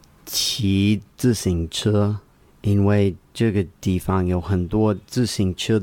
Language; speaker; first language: Chinese; non-native, learner; English